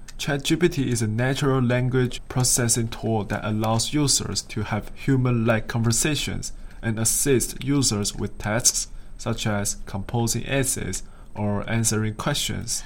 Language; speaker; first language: English; non-native, fluent; Chinese